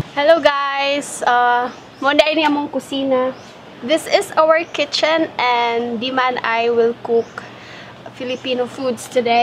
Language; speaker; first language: English; non-native, learner; Cebuano